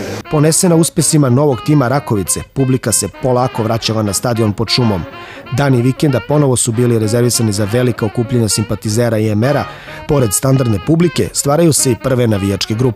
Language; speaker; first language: Serbian; native; Serbian